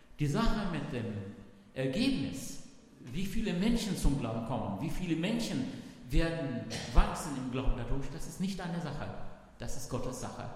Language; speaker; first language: German; non-native, fluent; Arabic